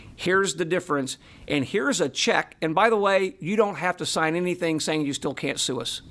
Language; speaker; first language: English; native; English